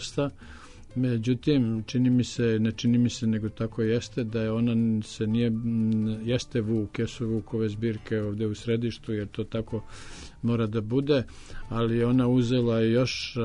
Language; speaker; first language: Serbian; native; Serbian